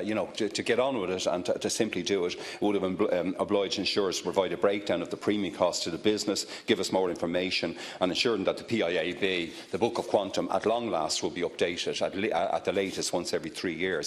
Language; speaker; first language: English; native; English